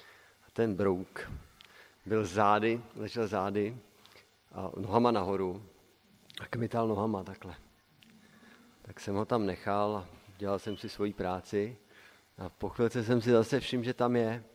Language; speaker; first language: Czech; native; Czech